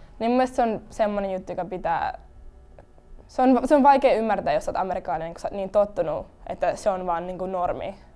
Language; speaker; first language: Finnish; native; Finnish